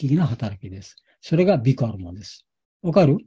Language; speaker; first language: Japanese; non-native, learner; Bangla